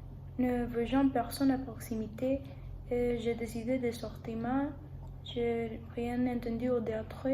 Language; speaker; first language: French; non-native, learner; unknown